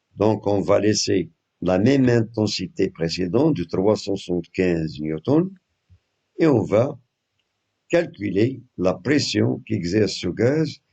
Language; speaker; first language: French; non-native, local second language; Arabic